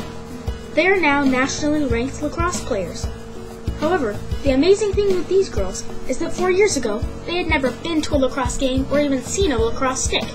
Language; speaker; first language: English; native; English